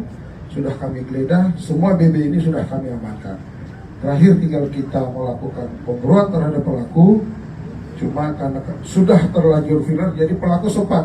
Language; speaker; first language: Indonesian; native; Indonesian